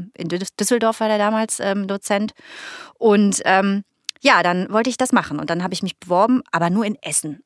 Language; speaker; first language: German; native; German